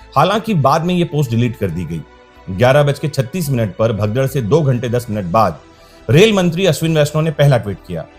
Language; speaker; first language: Hindi; native; Hindi